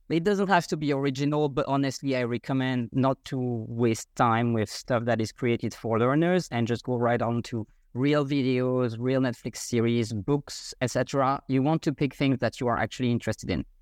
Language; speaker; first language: English; non-native, fluent; French